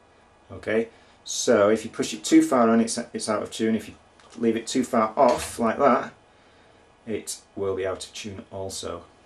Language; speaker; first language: English; native; English